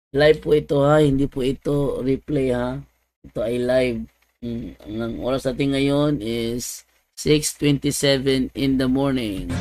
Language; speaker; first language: Filipino; non-native, local second language; Cebuano